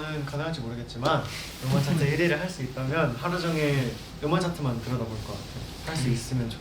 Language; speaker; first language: Korean; native; Korean